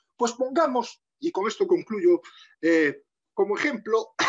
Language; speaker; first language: Spanish; native; Spanish